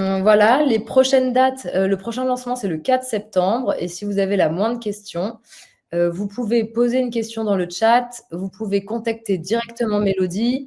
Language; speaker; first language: French; native; French